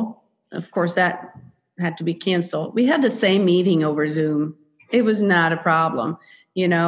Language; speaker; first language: English; non-native, fluent; Swedish